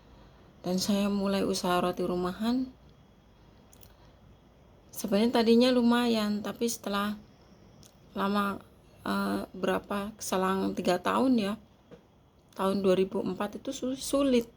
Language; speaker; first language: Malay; non-native, local second language; Javanese